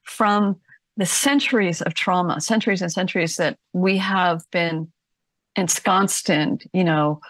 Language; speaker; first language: English; native; English